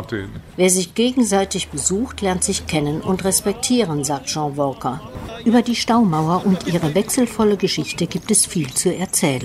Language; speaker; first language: German; native; German